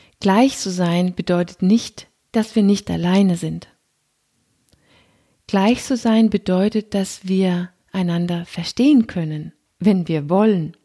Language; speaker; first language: German; non-native, fluent; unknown